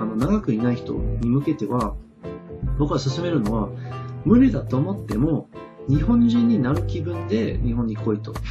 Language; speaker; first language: Japanese; non-native, fluent; English